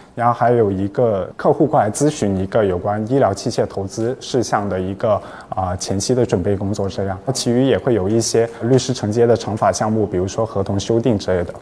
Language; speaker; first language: Chinese; native; Chinese